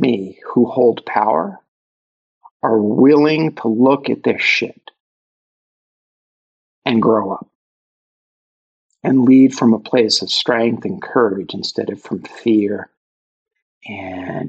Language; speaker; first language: English; native; English